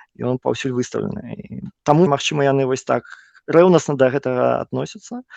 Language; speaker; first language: Belarusian; non-native, local second language; Russian